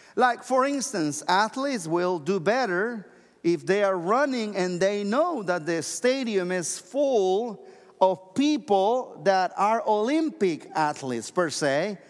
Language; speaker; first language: English; non-native, fluent; Spanish